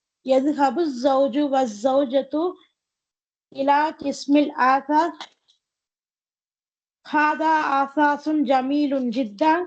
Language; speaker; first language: Arabic; non-native, learner; Tamil